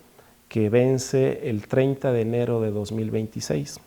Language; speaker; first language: Spanish; native; Spanish